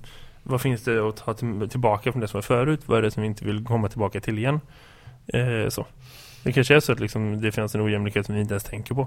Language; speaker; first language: Swedish; native; Swedish